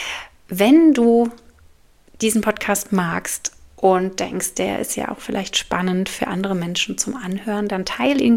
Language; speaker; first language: German; native; German